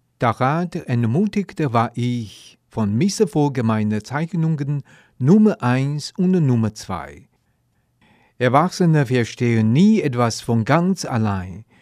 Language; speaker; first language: German; non-native, fluent; Chinese